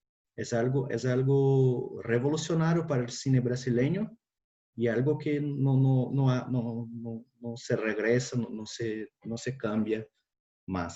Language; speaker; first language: Spanish; non-native, fluent; Portuguese